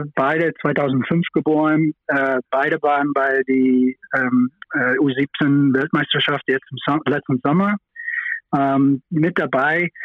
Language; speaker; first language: German; non-native, fluent; English